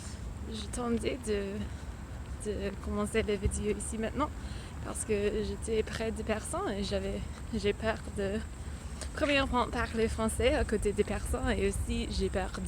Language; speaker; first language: French; non-native, learner; English